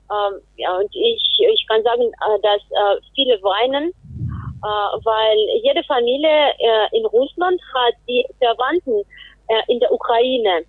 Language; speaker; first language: German; non-native, fluent; Russian